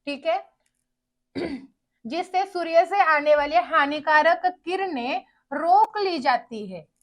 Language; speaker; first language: Hindi; non-native, local second language; Marathi